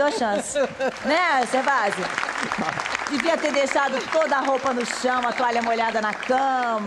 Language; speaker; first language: Portuguese; native; Portuguese